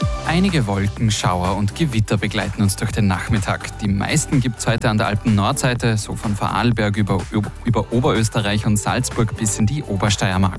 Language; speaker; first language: German; native; German